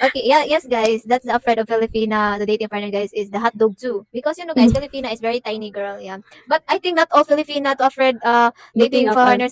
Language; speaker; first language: English; non-native, local second language; Cebuano